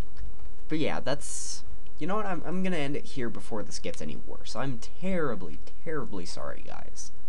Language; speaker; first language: English; native; English